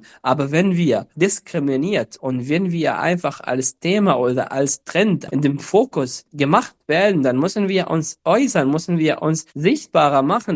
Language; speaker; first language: German; non-native, fluent; Arabic